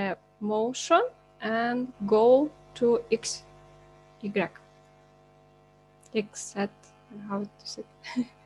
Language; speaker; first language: English; non-native, learner; Lithuanian